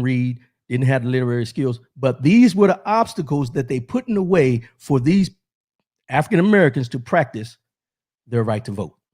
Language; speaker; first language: English; native; English